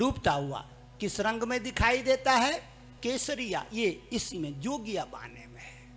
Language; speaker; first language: Hindi; native; Hindi